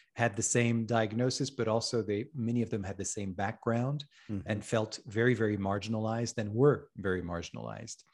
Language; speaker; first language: English; non-native, fluent; French